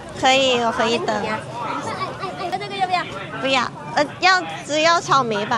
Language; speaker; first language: Chinese; non-native, learner; Thai